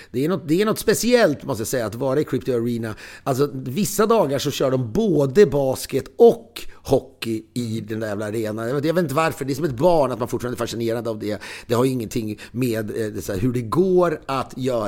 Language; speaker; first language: Swedish; native; Swedish